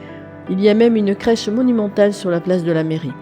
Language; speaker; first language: French; native; French